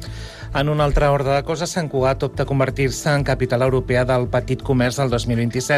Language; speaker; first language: Catalan; native; Catalan